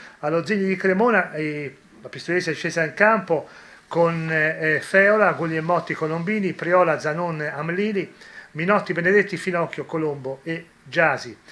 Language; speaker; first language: Italian; native; Italian